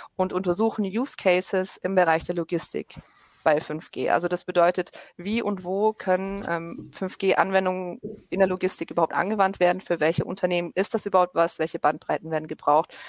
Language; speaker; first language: German; native; German